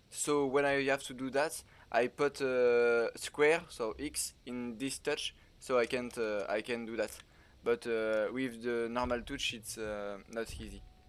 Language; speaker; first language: English; non-native, learner; French